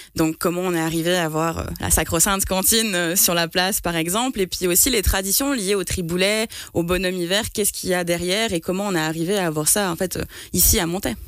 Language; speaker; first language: French; native; French